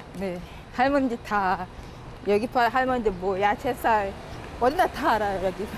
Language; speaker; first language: Korean; non-native, learner; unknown